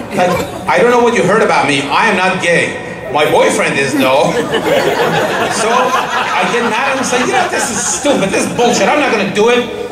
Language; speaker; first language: English; non-native, fluent; Persian